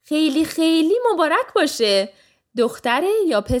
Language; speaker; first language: Persian; early bilingual, heritage; Persian